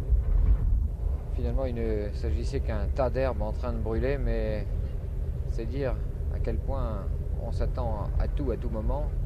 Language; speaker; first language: French; native; French